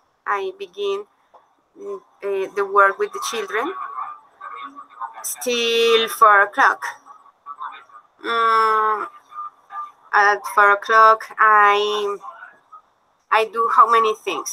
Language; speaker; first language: English; non-native, learner; Spanish